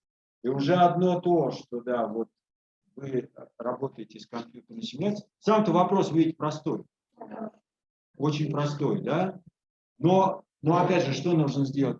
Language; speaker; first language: Russian; native; Russian